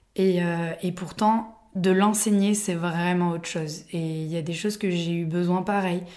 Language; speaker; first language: French; native; French